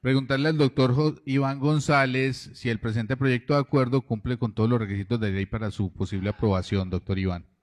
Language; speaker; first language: Spanish; native; Spanish